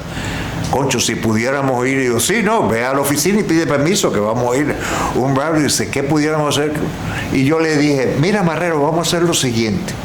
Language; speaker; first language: Spanish; native; Spanish